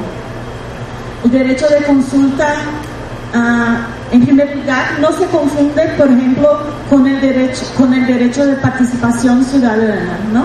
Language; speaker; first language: Spanish; non-native, fluent; Portuguese